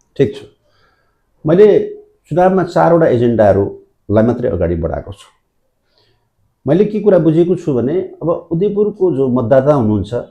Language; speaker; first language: Nepali; native; Nepali